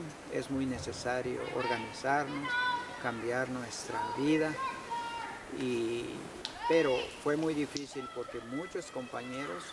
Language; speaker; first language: Spanish; non-native, local second language; Kʼicheʼ